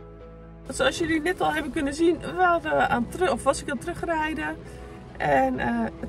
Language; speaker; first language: Dutch; native; Dutch